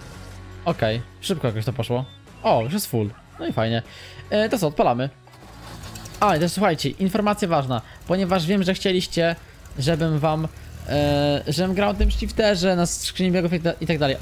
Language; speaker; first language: Polish; native; Polish